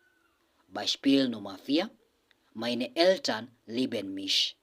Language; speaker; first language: German; non-native, fluent; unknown